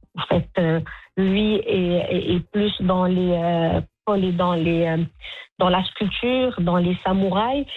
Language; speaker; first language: French; non-native, local second language; Arabic